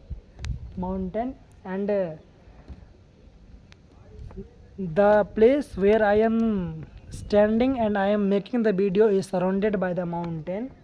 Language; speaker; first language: English; non-native, learner; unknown